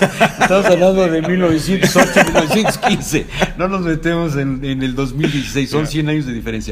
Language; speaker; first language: Spanish; native; Spanish